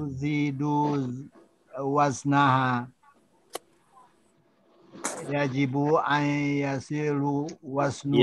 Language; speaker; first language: Arabic; non-native, learner; Indonesian